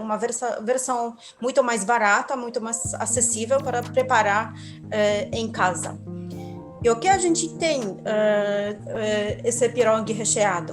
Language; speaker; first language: Portuguese; non-native, fluent; Polish